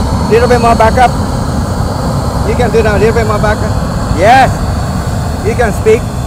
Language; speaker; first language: English; non-native, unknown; Japanese